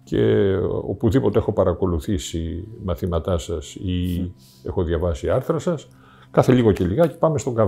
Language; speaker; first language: Greek; native; Greek